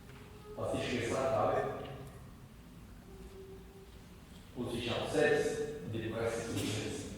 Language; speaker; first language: German; non-native, fluent; Spanish